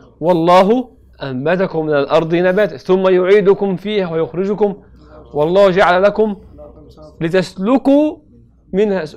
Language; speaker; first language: Arabic; native; Arabic